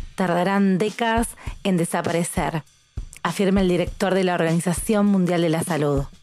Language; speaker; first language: Spanish; native; Spanish